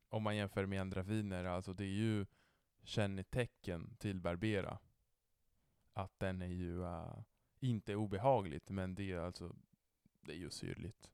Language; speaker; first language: Swedish; non-native, fluent; Italian